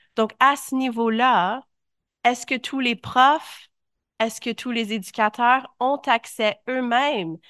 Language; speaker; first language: French; native; French